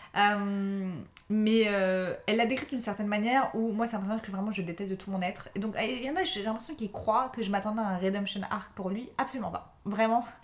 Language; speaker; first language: French; native; French